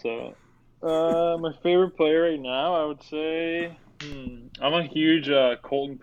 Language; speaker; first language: English; native; English